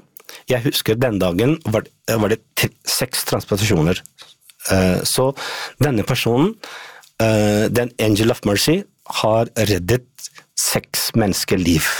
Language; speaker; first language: Norwegian; non-native, fluent; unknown